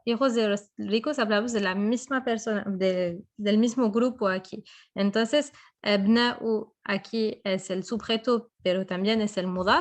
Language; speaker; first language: Spanish; non-native, fluent; French